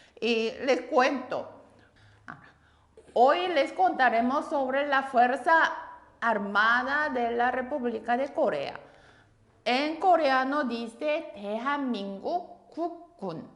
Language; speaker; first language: Spanish; non-native, fluent; Korean